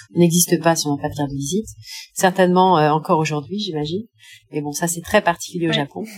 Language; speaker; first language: French; native; French